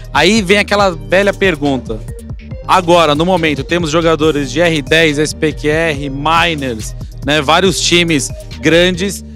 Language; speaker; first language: Portuguese; native; Portuguese